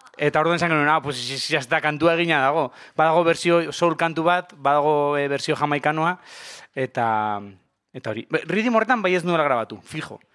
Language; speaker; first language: Basque; non-native, local second language; Spanish